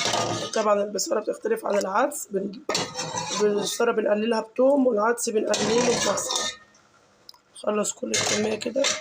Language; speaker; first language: Arabic; native; Arabic